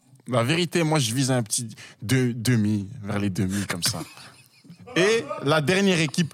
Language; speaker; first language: French; native; French